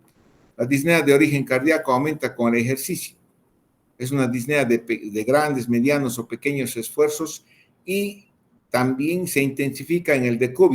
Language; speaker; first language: Spanish; native; Spanish